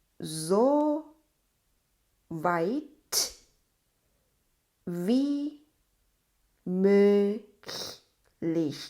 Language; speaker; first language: German; non-native, fluent; Thai